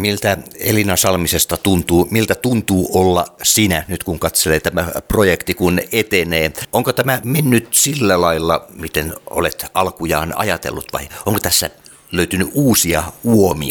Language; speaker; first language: Finnish; native; Finnish